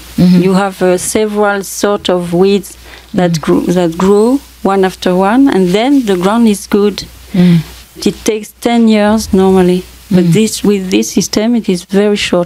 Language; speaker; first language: English; non-native, fluent; French